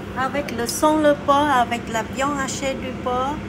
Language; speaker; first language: French; non-native, learner; Vietnamese